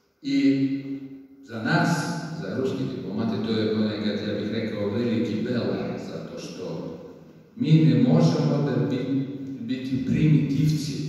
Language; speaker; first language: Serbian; non-native, fluent; Russian